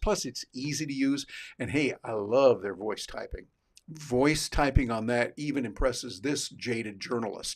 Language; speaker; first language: English; native; English